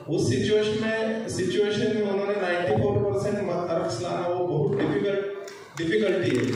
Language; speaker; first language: Hindi; non-native, local second language; Marathi